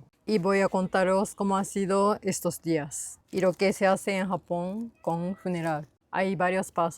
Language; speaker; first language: Spanish; non-native, learner; Japanese